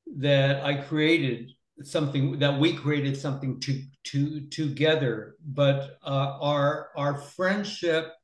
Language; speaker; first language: English; native; English